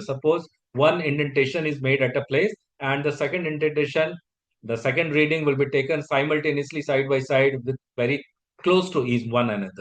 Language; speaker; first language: English; non-native, local second language; Hindi